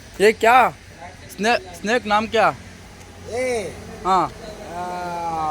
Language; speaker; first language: Hindi; non-native, local second language; Kannada